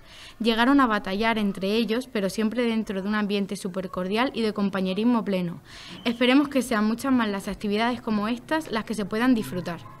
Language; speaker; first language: Spanish; native; Spanish